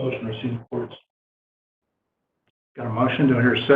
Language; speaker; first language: English; native; English